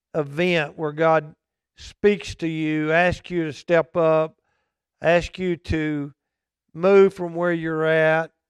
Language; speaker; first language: English; native; English